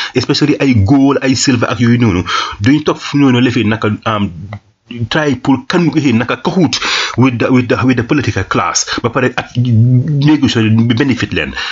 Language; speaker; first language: Wolof; non-native, local second language; Serer